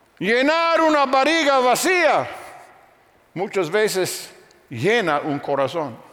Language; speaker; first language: Spanish; non-native, fluent; English